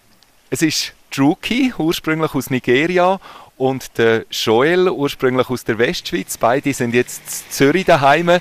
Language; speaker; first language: German; native; German